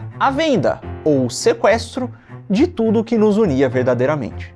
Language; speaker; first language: Portuguese; native; Portuguese